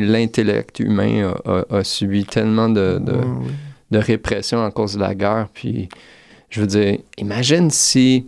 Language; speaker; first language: French; native; French